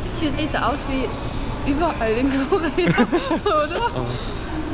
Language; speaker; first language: Korean; non-native, learner; German